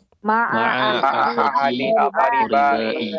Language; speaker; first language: Arabic; non-native, learner; Indonesian